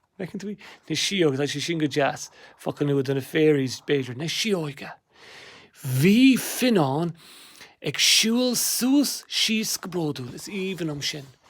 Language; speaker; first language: Irish; native; Irish